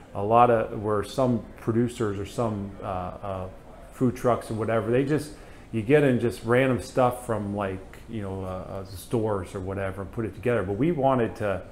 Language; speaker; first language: English; native; English